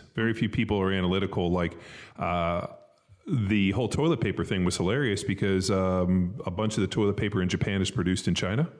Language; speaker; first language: English; native; English